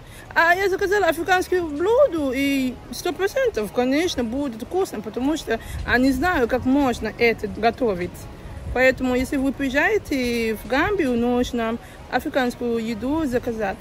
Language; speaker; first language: Russian; non-native, learner; English